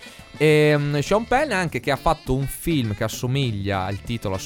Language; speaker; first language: Italian; native; Italian